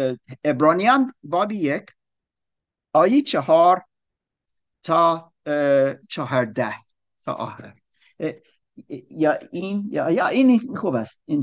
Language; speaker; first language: Persian; non-native, learner; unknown